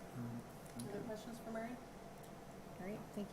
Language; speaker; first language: English; native; English